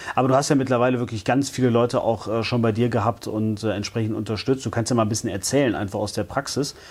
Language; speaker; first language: German; native; German